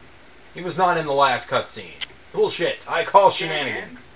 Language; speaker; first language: English; native; English